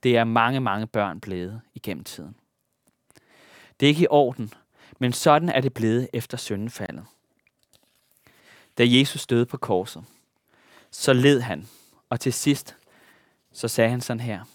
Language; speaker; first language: Danish; native; Danish